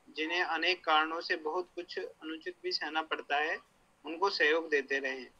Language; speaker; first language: Hindi; native; Hindi